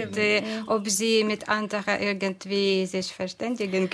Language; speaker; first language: German; non-native, fluent; Ukrainian